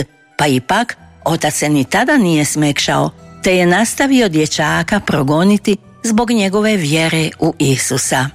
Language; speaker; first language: Croatian; native; Croatian